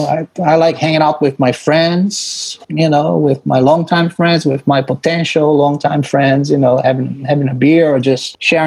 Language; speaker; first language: English; non-native, fluent; Portuguese